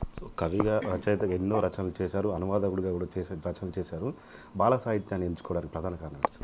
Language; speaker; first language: Telugu; native; Telugu